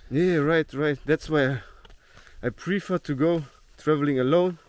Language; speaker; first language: English; non-native, fluent; German